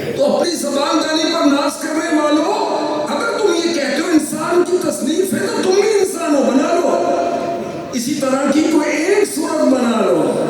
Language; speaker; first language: Urdu; non-native, local second language; Punjabi